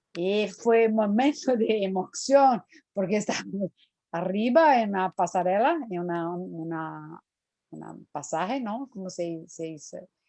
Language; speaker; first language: Spanish; non-native, fluent; Portuguese